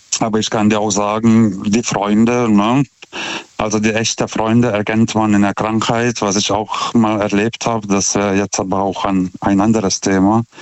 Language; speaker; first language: German; non-native, fluent; Lithuanian